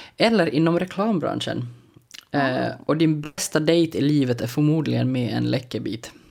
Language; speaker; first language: Swedish; native; Swedish